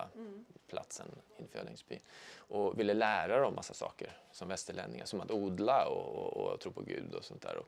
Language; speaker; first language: Swedish; native; Swedish